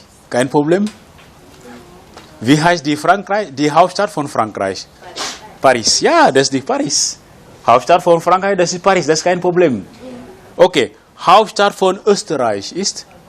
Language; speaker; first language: German; non-native, fluent; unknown